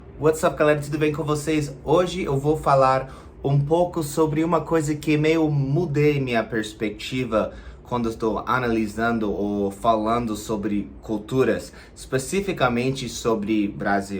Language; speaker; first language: Portuguese; non-native, fluent; English